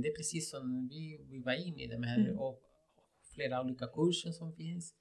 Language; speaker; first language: Swedish; non-native, fluent; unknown